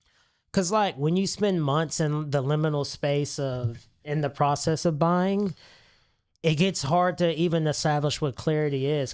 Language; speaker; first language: English; native; English